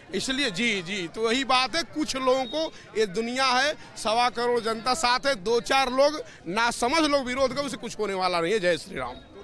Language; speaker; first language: Hindi; native; Hindi